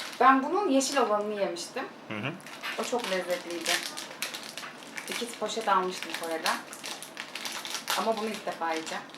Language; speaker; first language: Turkish; native; Turkish